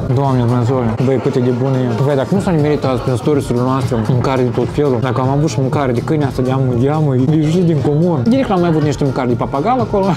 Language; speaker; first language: Romanian; non-native, local second language; Russian